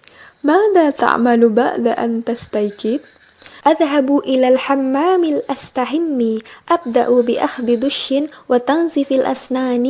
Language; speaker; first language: Arabic; non-native, learner; Indonesian